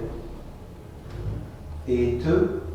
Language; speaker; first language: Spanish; non-native, learner; English